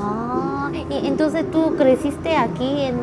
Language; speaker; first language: Spanish; non-native, learner; Korean